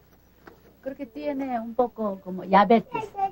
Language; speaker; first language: Spanish; non-native, learner; Korean